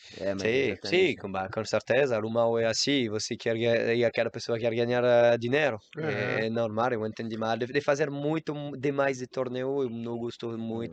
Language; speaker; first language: Portuguese; non-native, learner; French